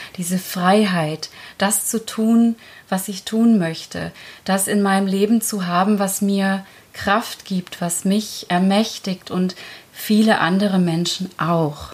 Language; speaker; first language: German; early bilingual, other home language; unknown